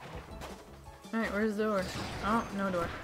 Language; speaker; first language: English; native; English